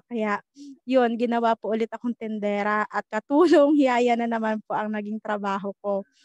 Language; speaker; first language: Filipino; non-native, local second language; Bikol